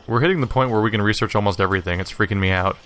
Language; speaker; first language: English; native; English